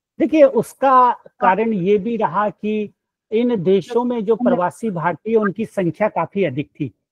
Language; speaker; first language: Hindi; native; Hindi